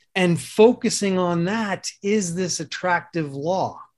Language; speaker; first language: English; native; English